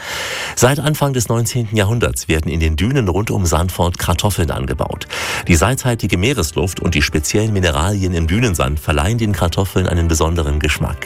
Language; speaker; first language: German; native; German